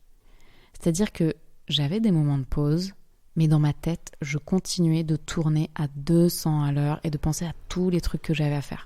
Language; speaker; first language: French; native; French